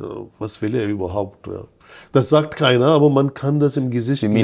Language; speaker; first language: German; non-native, fluent; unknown